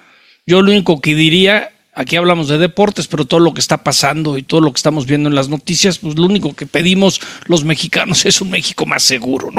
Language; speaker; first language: Spanish; native; Spanish